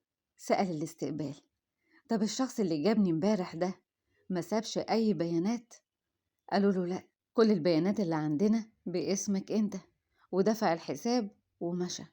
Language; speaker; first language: Arabic; native; Arabic